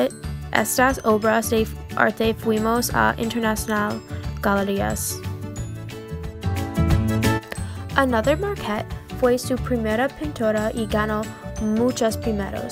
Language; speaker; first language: Spanish; non-native, learner; English